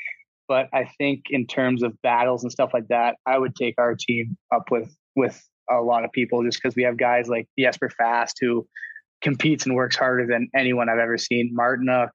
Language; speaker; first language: English; native; English